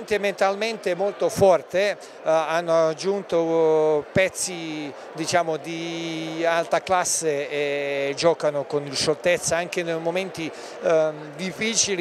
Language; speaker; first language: Italian; non-native, fluent; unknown